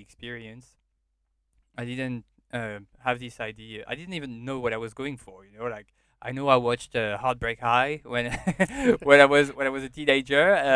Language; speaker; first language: English; non-native, fluent; French